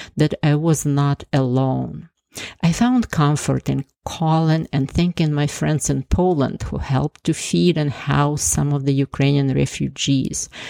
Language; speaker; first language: English; non-native, fluent; Ukrainian